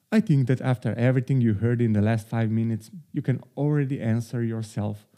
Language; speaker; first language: English; non-native, fluent; Slovenian